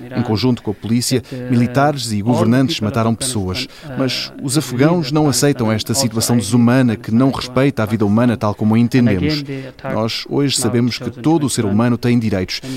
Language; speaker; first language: Portuguese; non-native, fluent; Persian